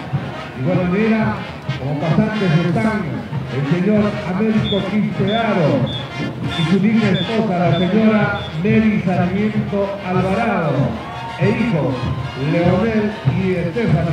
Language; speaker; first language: Spanish; native; Spanish